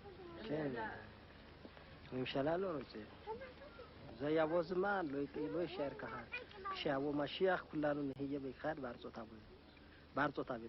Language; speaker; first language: Hebrew; non-native, learner; Amharic